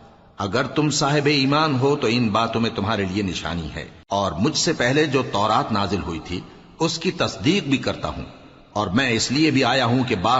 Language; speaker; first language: Urdu; native; Urdu